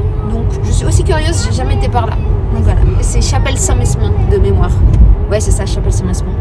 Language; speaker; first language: French; native; French